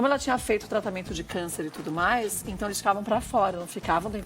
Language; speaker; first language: Portuguese; native; Portuguese